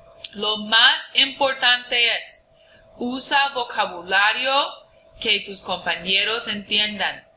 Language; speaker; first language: Spanish; non-native, fluent; English